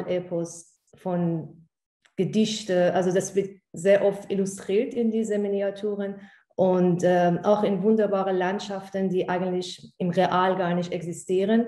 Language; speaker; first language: German; non-native, fluent; Persian